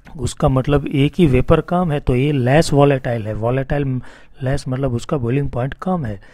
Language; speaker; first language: Hindi; non-native, local second language; Gujarati